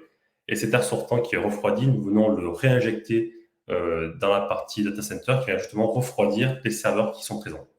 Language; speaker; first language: French; native; French